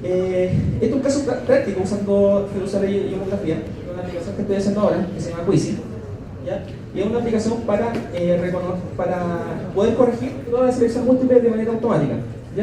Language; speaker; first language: Spanish; native; Spanish